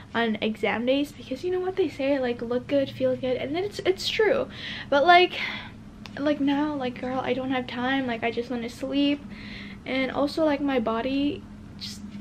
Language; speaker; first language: English; native; English